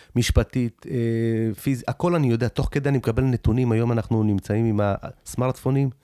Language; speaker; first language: Hebrew; early bilingual, other home language; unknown